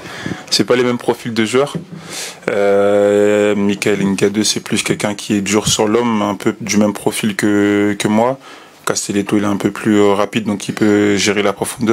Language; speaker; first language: French; native; French